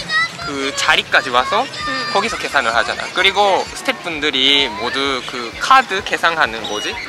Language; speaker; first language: Korean; non-native, fluent; Japanese